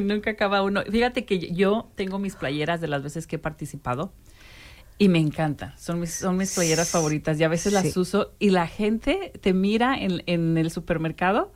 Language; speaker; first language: Spanish; native; Spanish